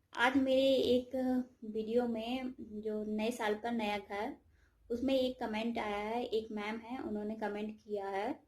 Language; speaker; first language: Hindi; native; Hindi